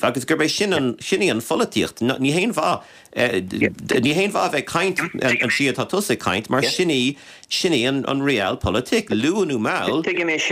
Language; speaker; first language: Irish; native; Irish